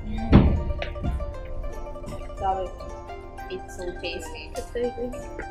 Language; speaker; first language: English; non-native, local second language; Sinhala